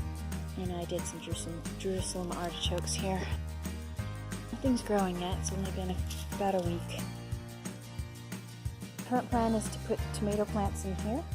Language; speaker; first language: English; native; English